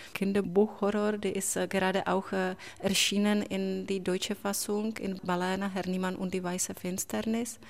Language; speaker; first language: German; non-native, fluent; Czech